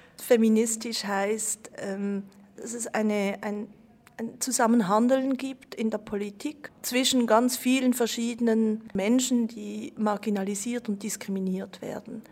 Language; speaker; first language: German; native; German